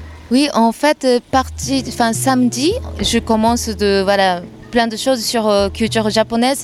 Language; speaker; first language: French; non-native, fluent; Japanese